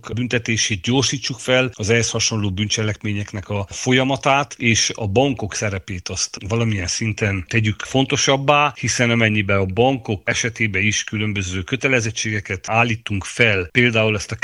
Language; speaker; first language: Hungarian; native; Hungarian